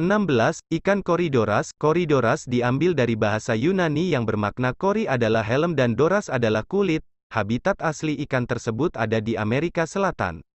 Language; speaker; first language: Indonesian; native; Indonesian